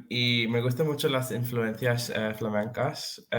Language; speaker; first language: Spanish; non-native, fluent; Serbian